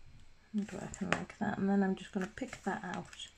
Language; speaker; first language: English; native; English